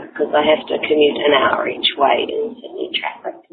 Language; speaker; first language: English; native; English